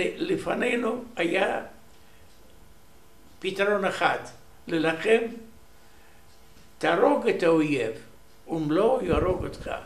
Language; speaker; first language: Hebrew; non-native, learner; Romanian